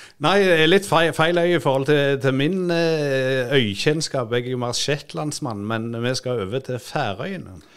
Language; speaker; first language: Norwegian; native; Norwegian